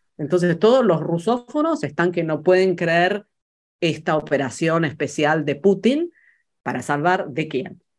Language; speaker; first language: Spanish; early bilingual, other home language; Italian